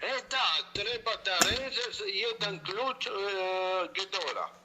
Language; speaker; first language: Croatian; non-native, learner; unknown